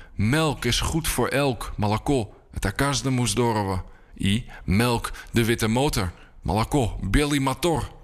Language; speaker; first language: Russian; non-native, fluent; Dutch